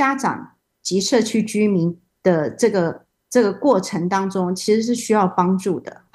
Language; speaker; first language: Chinese; native; Chinese